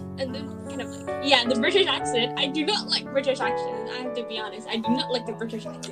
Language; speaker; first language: English; non-native, local second language; Cantonese